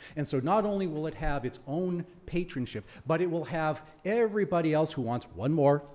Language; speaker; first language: English; native; English